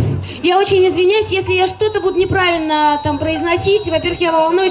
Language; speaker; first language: Russian; native; Russian